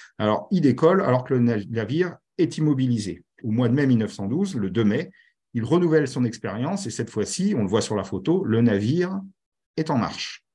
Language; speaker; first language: French; native; French